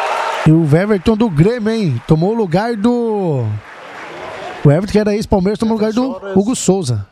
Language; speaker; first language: Portuguese; native; Portuguese